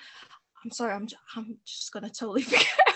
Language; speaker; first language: English; native; English